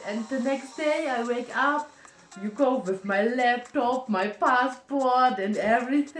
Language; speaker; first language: English; non-native, learner; German